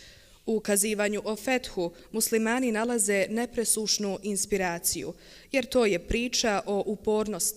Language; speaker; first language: Bosnian; native; Bosnian